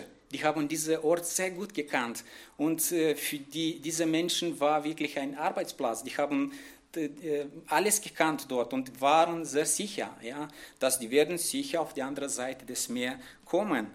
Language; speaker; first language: German; non-native, fluent; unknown